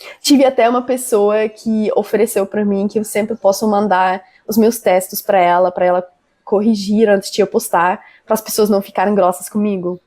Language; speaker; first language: Portuguese; non-native, fluent; German